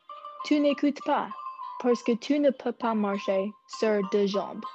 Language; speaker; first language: French; non-native, learner; English